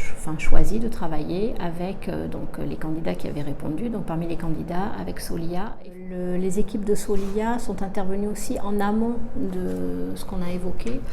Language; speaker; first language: French; native; French